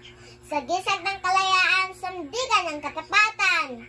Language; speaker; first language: Filipino; native; Filipino